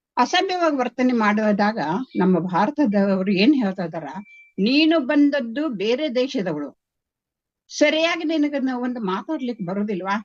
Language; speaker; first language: Kannada; native; Kannada